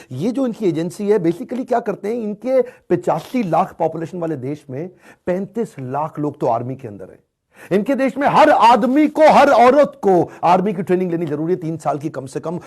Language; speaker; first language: Hindi; native; Hindi